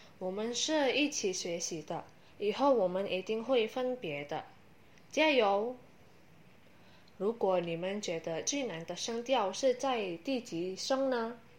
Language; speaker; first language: Chinese; non-native, learner; Indonesian